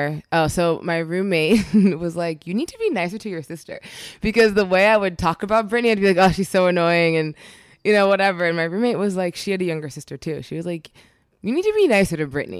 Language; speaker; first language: English; native; English